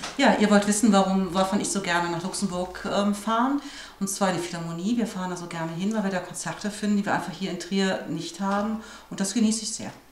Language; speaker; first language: German; native; German